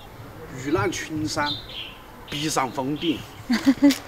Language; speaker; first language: Chinese; native; Chinese